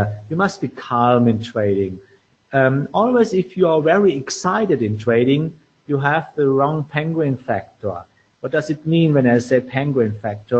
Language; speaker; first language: English; non-native, fluent; German